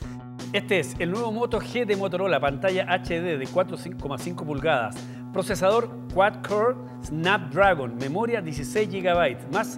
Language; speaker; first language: Spanish; native; Spanish